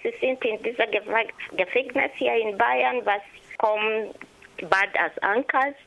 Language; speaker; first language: German; non-native, learner; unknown